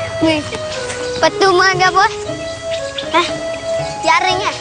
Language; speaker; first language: Thai; non-native, local second language; Malay